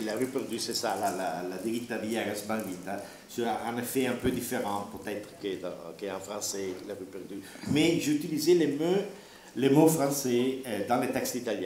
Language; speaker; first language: French; non-native, learner; Italian